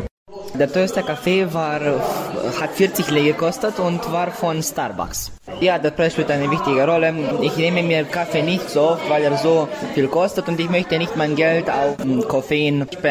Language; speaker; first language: German; non-native, local second language; Romanian